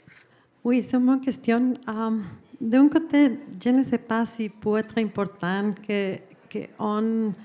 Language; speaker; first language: French; non-native, fluent; Spanish